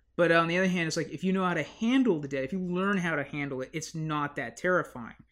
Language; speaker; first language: English; native; English